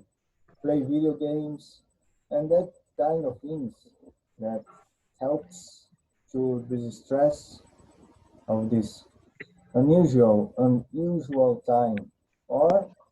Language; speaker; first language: English; non-native, learner; Portuguese